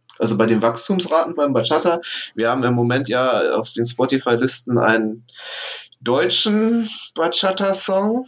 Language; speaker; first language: German; native; German